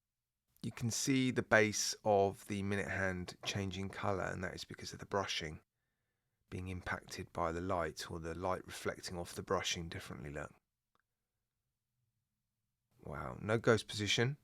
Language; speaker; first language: English; native; English